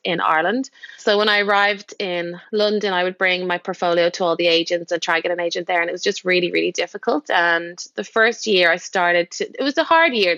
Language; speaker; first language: English; native; English